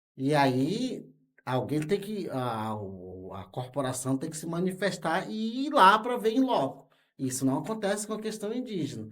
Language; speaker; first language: Portuguese; non-native, local second language; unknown